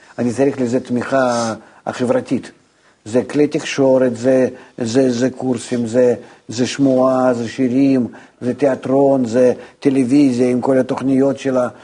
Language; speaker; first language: Hebrew; non-native, fluent; Russian